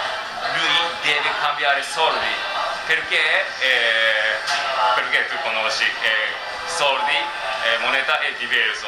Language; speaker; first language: Italian; non-native, learner; Japanese